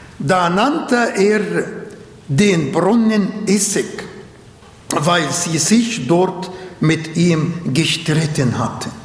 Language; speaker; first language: German; non-native, learner; Arabic